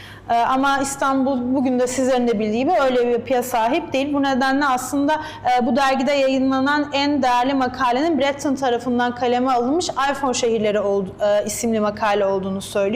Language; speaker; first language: Turkish; native; Turkish